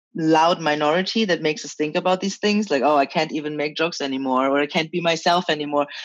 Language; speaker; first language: English; early bilingual, other home language; Chinese